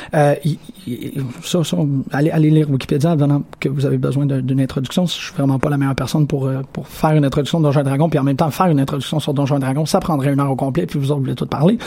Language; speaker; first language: French; native; French